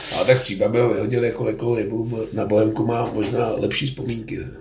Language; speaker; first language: Czech; native; Czech